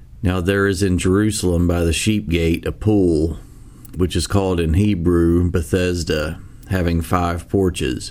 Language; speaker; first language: English; native; English